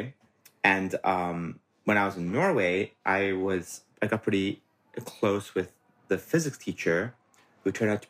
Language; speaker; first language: English; non-native, local second language; Cantonese